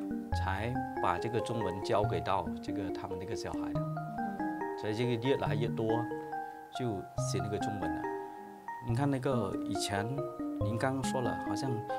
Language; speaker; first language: Chinese; early bilingual, heritage; Chinese